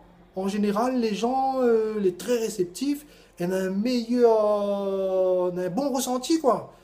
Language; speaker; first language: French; non-native, local second language; Réunion Creole French